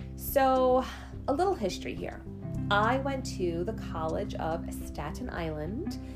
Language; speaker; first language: English; native; English